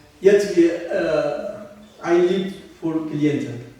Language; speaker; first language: German; non-native, learner; Kurdish